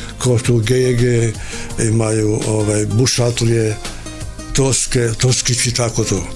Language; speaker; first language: Bosnian; non-native, fluent; Albanian